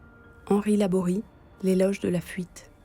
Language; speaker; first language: French; native; French